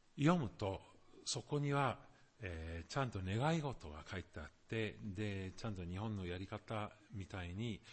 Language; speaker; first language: Japanese; non-native, fluent; German